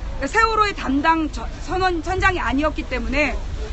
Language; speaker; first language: Korean; native; Korean